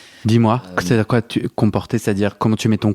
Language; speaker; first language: French; native; French